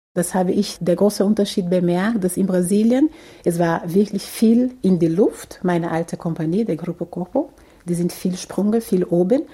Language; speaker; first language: German; non-native, fluent; Portuguese